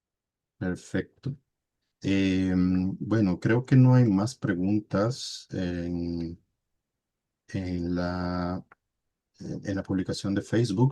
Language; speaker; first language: Spanish; native; Spanish